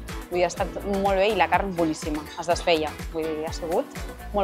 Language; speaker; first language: Catalan; native; Catalan